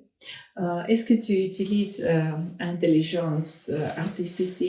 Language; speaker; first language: French; non-native, learner; Finnish